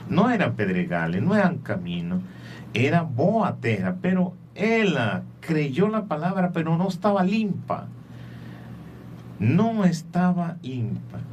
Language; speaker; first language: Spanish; non-native, learner; Portuguese